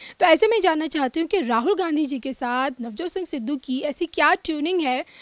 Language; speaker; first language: Hindi; native; Hindi